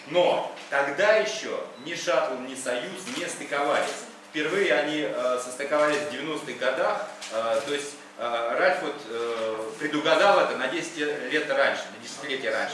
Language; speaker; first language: Russian; native; Russian